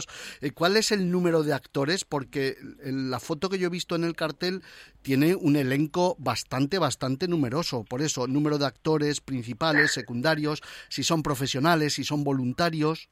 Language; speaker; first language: Spanish; native; Spanish